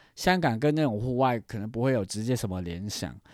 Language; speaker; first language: Chinese; non-native, fluent; Cantonese